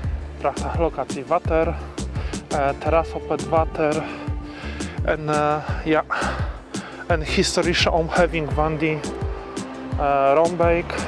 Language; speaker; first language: Dutch; non-native, learner; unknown